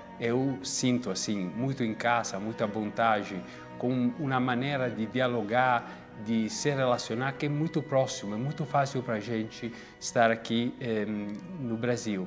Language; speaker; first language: Portuguese; non-native, fluent; Italian